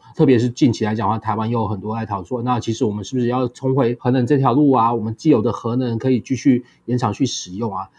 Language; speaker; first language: Chinese; native; Chinese